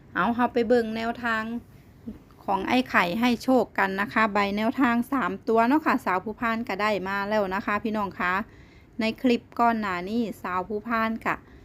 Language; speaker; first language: Thai; non-native, local second language; Northeastern Thai